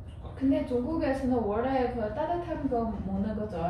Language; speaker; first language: Korean; non-native, fluent; Chinese